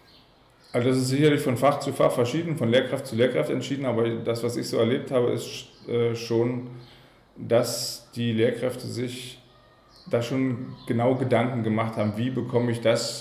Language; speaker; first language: German; native; German